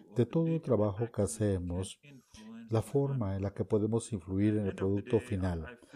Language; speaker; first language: Spanish; non-native, fluent; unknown